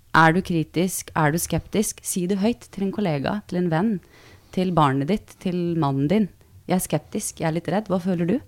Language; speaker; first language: Norwegian; early bilingual, other home language; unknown